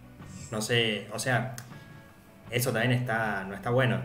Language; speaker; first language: Spanish; native; Spanish